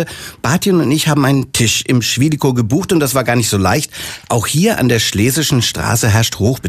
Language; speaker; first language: German; native; German